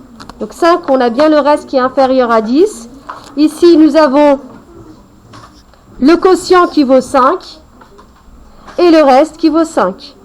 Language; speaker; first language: French; native; French